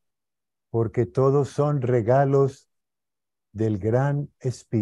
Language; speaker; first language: Spanish; native; Spanish